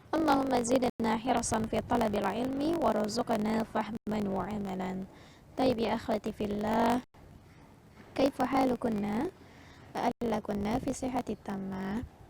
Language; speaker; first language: Arabic; non-native, fluent; Indonesian